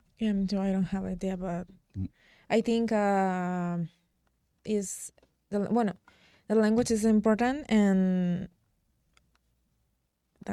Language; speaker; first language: English; non-native, learner; Spanish